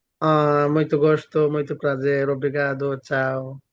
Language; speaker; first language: Portuguese; non-native, learner; Bangla